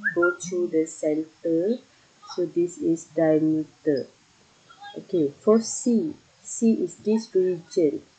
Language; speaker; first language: English; non-native, local second language; Malay